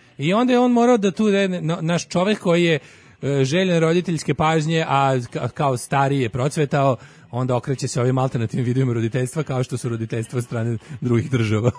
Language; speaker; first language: Serbian; native; Serbian